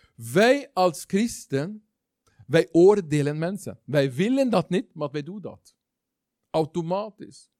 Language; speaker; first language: Dutch; non-native, learner; Norwegian